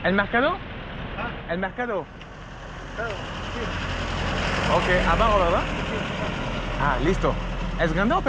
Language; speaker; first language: Spanish; non-native, learner; French